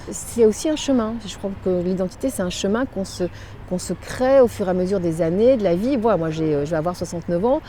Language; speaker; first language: French; native; French